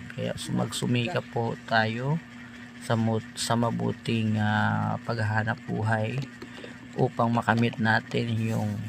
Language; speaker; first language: Filipino; non-native, local second language; Masbatenyo